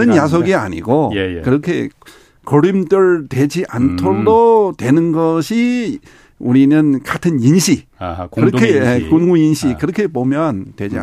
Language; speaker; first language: Korean; non-native, fluent; Chinese